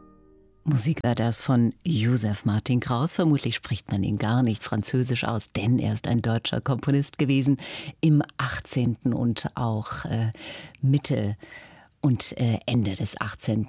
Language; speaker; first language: German; native; German